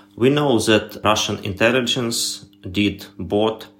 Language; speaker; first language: English; non-native, learner; Ukrainian